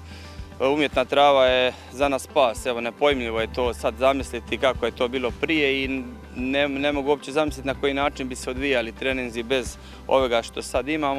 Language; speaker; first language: Croatian; native; Croatian